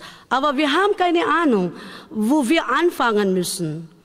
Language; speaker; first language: German; non-native, learner; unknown